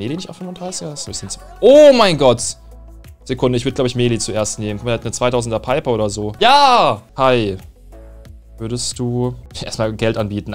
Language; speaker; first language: German; native; German